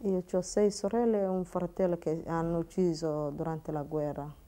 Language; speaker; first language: Italian; non-native, learner; Somali